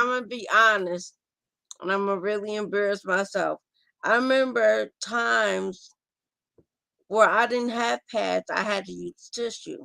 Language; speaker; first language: English; native; English